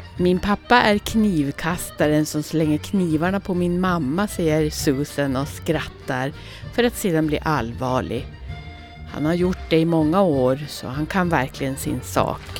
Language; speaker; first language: Swedish; native; Swedish